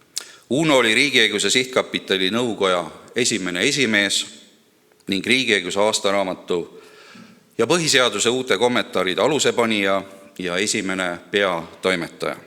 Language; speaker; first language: Estonian; native; Estonian